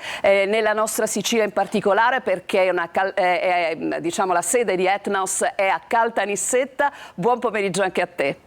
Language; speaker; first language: Italian; native; Italian